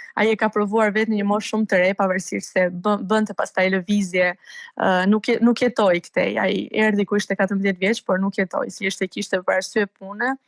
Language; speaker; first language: Albanian; native; Albanian